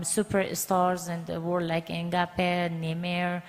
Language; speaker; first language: English; non-native, fluent; Persian